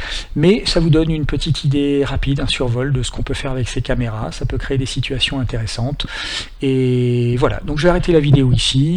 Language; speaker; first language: French; native; French